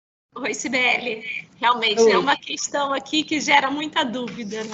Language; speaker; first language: Portuguese; native; Portuguese